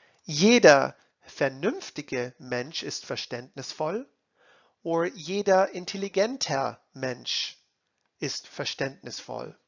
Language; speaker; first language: German; non-native, fluent; English